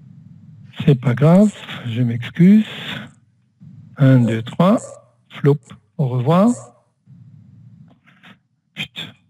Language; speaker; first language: French; non-native, fluent; German